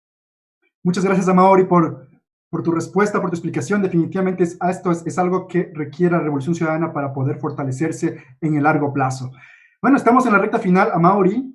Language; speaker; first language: Spanish; native; Spanish